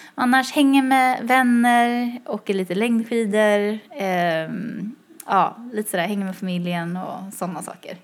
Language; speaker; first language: Swedish; early bilingual, other home language; Chinese